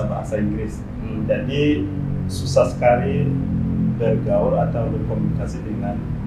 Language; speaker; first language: Indonesian; non-native, fluent; Rundi